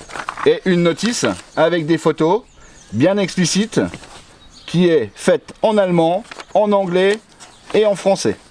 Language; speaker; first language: French; native; French